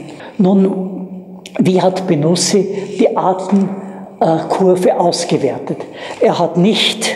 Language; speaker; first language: German; native; German